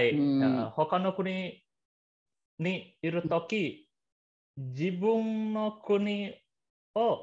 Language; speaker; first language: Japanese; non-native, learner; Indonesian